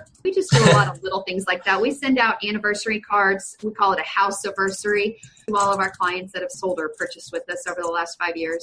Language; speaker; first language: English; native; English